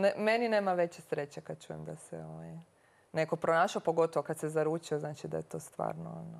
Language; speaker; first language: Croatian; native; Croatian